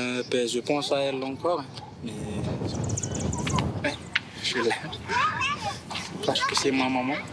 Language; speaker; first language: French; non-native, local second language; Malagasy